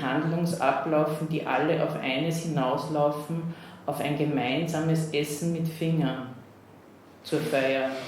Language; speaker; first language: German; native; German